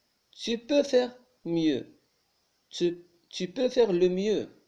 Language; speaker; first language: French; non-native, local second language; Arabic